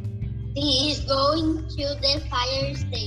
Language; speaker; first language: English; non-native, learner; Portuguese